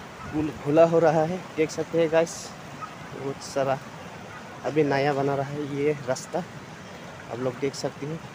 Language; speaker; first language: Hindi; non-native, local second language; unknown